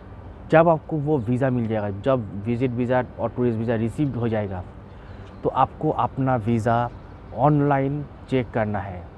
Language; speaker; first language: Hindi; non-native, local second language; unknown